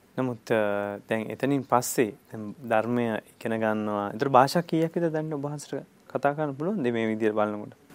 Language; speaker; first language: Sinhala; native; Sinhala